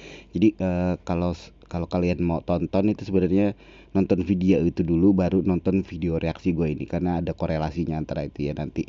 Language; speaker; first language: Indonesian; native; Indonesian